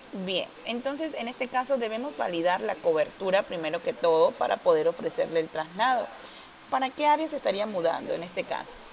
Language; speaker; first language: Spanish; native; Spanish